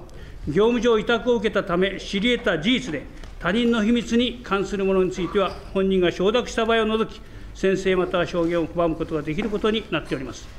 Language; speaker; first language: Japanese; native; Japanese